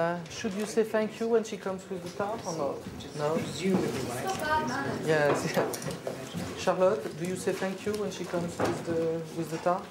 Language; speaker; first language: English; non-native, fluent; French